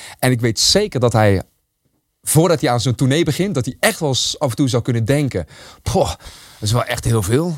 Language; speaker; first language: Dutch; early bilingual, other home language; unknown